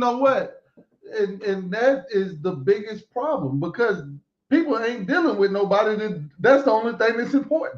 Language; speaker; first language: English; native; English